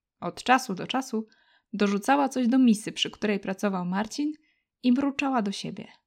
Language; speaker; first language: Polish; native; Polish